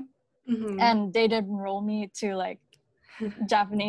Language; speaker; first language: English; early bilingual, other home language; Japanese